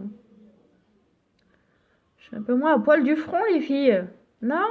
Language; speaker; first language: French; native; French